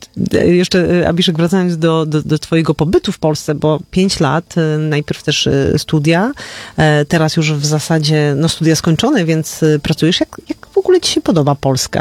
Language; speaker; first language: Polish; native; Polish